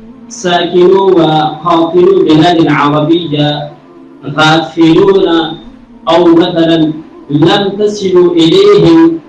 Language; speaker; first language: Arabic; non-native, fluent; Urdu